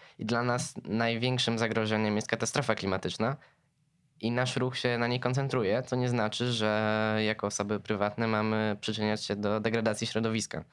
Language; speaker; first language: Polish; native; Polish